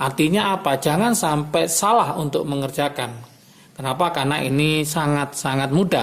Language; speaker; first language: Indonesian; native; Indonesian